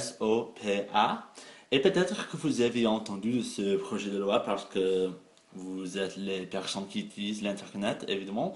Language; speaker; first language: French; non-native, fluent; English